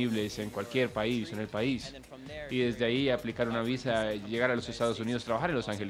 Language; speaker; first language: Spanish; non-native, fluent; English